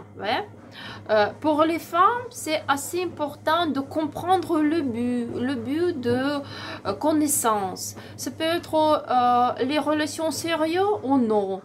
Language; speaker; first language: French; non-native, learner; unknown